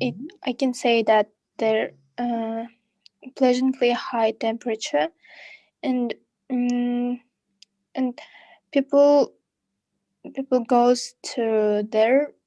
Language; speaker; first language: English; non-native, learner; Russian